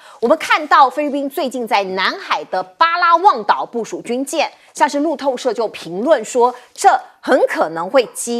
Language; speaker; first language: Chinese; native; Chinese